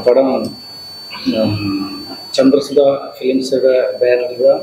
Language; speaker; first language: Tamil; non-native, learner; Malayalam